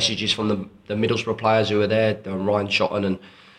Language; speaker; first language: English; native; English